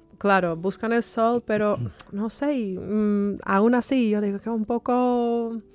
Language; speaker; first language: Spanish; non-native, fluent; English